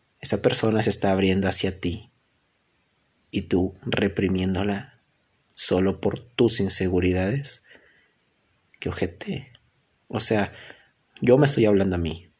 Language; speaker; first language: Spanish; native; Spanish